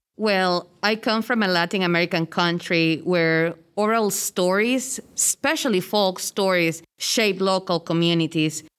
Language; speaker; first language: English; non-native, fluent; Spanish